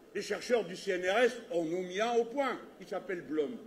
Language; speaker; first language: French; native; French